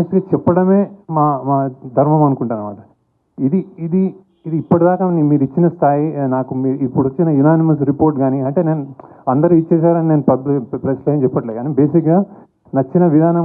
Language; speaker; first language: Telugu; native; Telugu